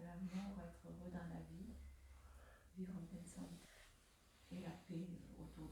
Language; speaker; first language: French; native; French